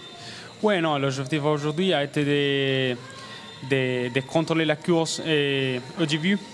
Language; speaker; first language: French; non-native, learner; Spanish